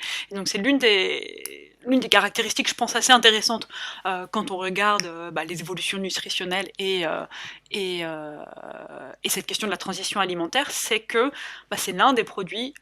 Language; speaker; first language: French; native; French